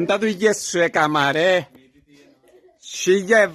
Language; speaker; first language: Greek; native; Greek